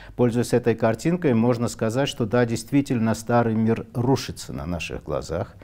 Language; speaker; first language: Russian; non-native, local second language; Armenian